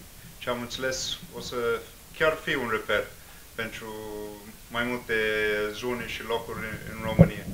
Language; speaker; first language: Romanian; non-native, fluent; English